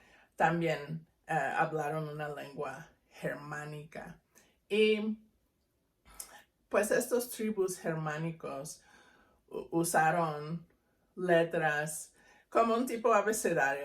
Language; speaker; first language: Spanish; non-native, fluent; English